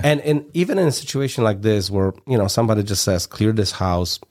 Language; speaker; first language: English; non-native, fluent; Polish